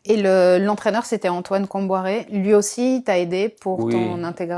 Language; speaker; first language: French; native; French